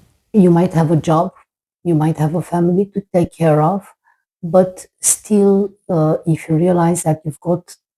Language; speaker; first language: English; non-native, fluent; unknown